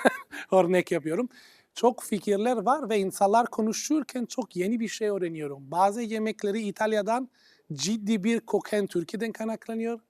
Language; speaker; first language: Turkish; non-native, fluent; Italian